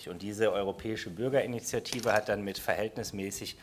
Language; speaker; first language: German; native; German